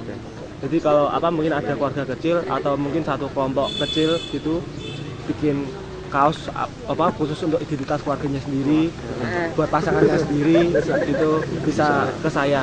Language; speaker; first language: Indonesian; non-native, local second language; Javanese